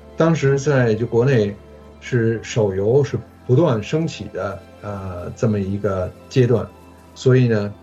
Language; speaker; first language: Chinese; early bilingual, other home language; Japanese